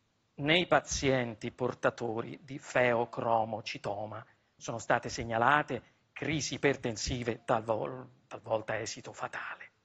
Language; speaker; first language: Italian; native; Italian